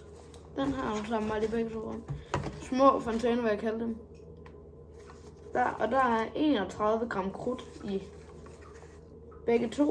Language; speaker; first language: Danish; native; Danish